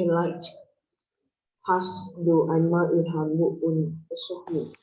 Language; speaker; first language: German; non-native, learner; Indonesian